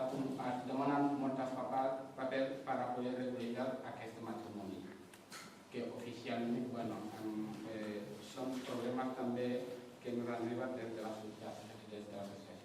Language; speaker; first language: Catalan; non-native, fluent; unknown